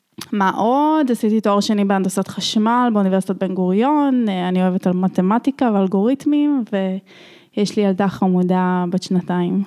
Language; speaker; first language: Hebrew; native; Hebrew